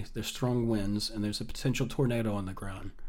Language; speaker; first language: English; native; English